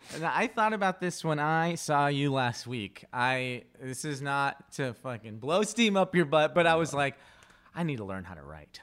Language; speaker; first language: English; early bilingual, other home language; Spanish